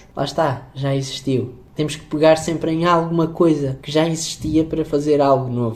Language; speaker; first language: Portuguese; native; Portuguese